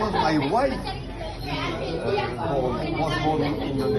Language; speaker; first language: English; non-native, fluent; French